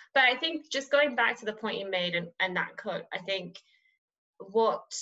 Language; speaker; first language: English; non-native, fluent; Persian